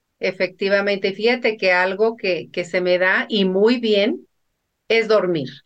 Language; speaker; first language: Spanish; native; Spanish